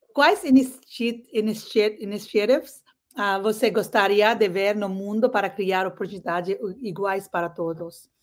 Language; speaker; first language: Portuguese; non-native, learner; English